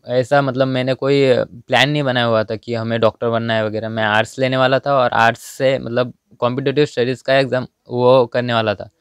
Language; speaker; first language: Hindi; non-native, local second language; Marathi